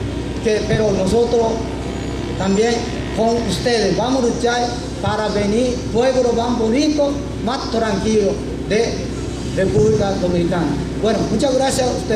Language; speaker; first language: Spanish; non-native, learner; Japanese